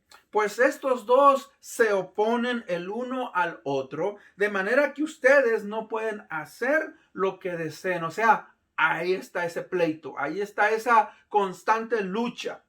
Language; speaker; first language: Spanish; native; Spanish